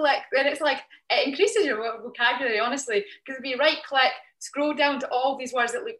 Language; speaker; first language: English; native; English